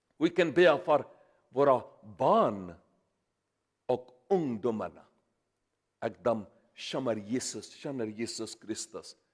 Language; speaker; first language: Swedish; non-native, learner; Urdu